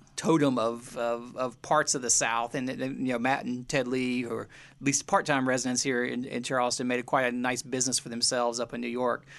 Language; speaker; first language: English; native; English